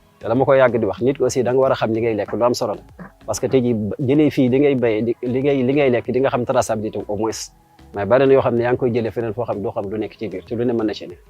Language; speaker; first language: Wolof; native; Wolof